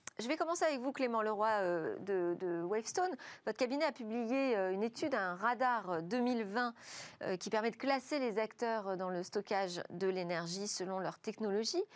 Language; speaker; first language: French; native; French